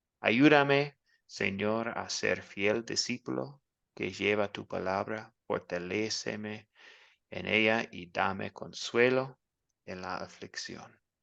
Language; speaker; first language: Spanish; non-native, learner; English